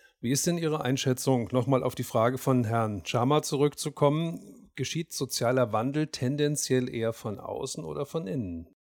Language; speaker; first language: German; native; German